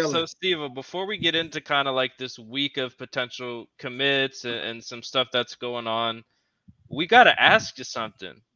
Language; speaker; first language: English; native; English